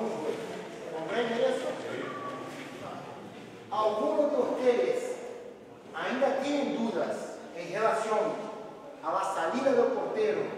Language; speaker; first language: Spanish; non-native, fluent; Portuguese